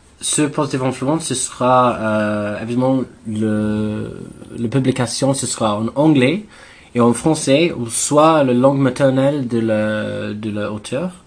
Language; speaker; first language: French; non-native, learner; English